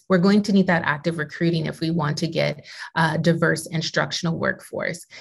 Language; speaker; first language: English; native; English